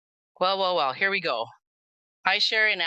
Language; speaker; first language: English; native; English